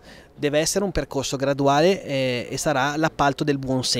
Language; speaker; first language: Italian; native; Italian